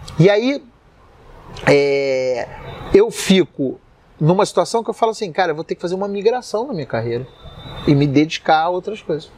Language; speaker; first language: Portuguese; native; Portuguese